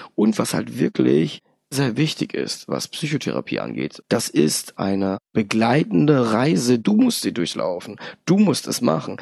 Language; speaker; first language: German; early bilingual, other home language; Polish